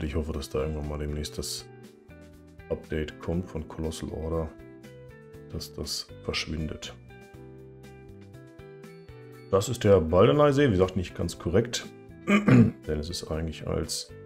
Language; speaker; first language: German; native; German